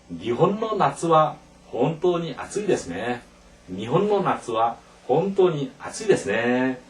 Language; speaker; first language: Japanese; non-native, fluent; Korean